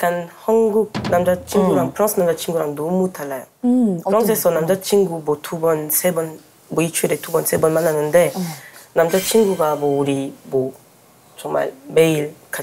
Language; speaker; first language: Korean; non-native, learner; French